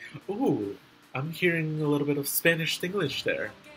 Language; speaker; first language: English; early bilingual, other home language; Spanish